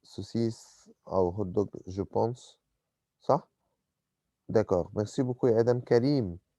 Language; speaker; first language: French; non-native, fluent; Arabic